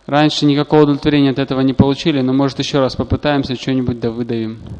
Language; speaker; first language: Russian; native; Russian